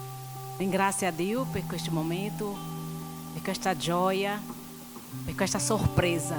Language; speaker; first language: Italian; non-native, learner; Portuguese